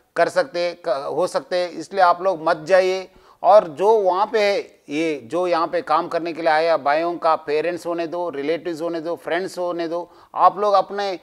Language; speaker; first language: Hindi; non-native, local second language; Telugu